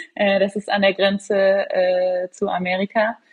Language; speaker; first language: German; native; German